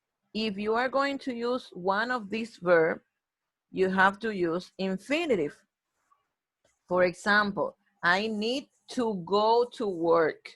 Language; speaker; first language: English; non-native, fluent; Spanish